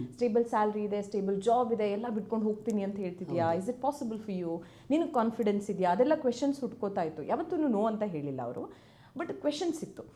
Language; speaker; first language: Kannada; native; Kannada